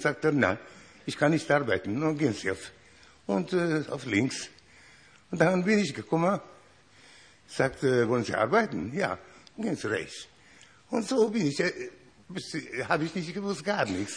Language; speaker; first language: German; non-native, learner; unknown